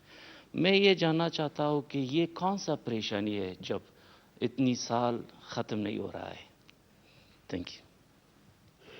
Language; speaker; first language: Hindi; non-native, learner; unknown